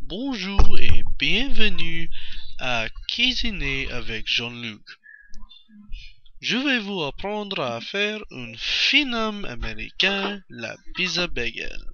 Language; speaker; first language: French; non-native, learner; English